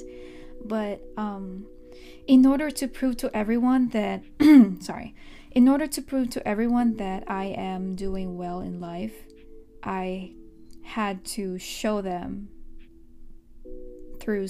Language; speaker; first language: English; non-native, local second language; Filipino